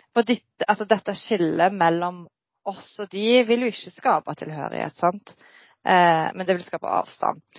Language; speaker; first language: Norwegian; native; Norwegian